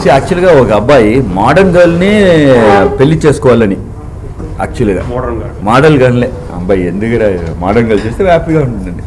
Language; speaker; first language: Telugu; non-native, local second language; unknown